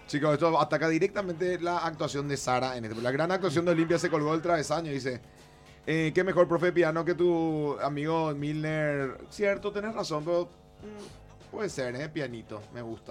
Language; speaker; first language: Spanish; native; Spanish